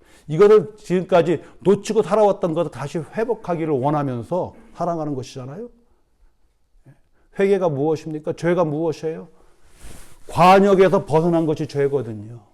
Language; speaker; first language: Korean; native; Korean